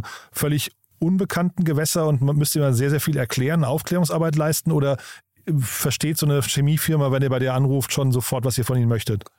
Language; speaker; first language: German; native; German